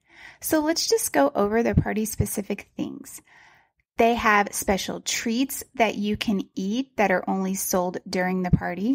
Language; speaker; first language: English; native; English